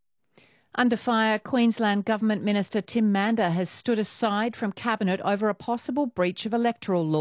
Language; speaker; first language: English; native; English